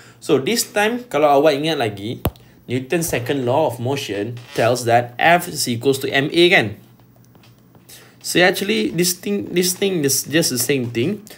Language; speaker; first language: English; non-native, local second language; Malay